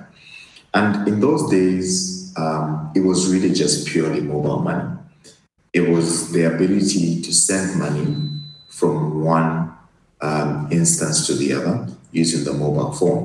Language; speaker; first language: English; non-native, local second language; Bemba